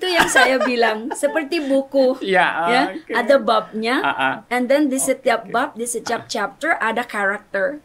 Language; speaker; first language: Indonesian; non-native, fluent; German